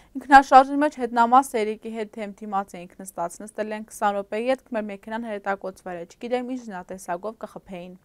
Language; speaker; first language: Armenian; early bilingual, heritage; Armenian